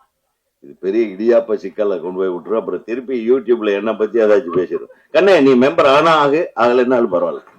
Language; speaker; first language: Tamil; native; Tamil